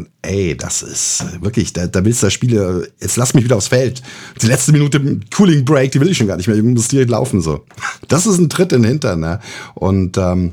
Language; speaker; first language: German; native; German